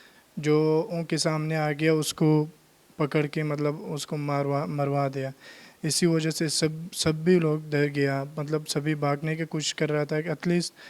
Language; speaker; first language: Hindi; non-native, learner; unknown